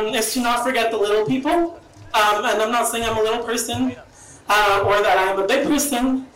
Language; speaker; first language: English; early bilingual, other home language; Spanish